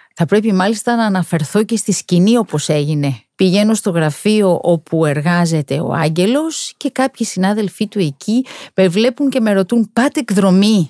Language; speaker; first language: Greek; native; Greek